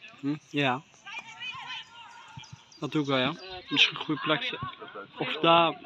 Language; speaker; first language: Dutch; early bilingual, other home language; Turkish